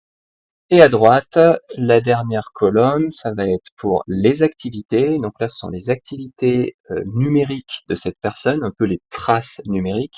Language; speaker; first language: French; native; French